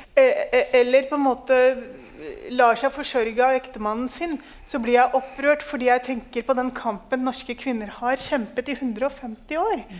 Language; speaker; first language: Norwegian; early bilingual, other home language; Urdu